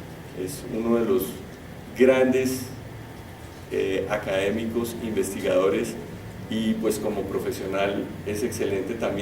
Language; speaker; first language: Spanish; native; Spanish